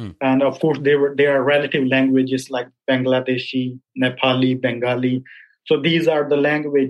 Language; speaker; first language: English; non-native, local second language; Punjabi